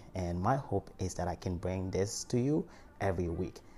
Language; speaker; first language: English; early bilingual, other home language; Haitian Creole